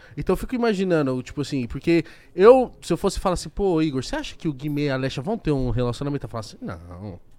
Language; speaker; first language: Portuguese; native; Portuguese